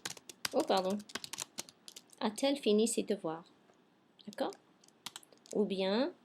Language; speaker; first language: French; non-native, fluent; English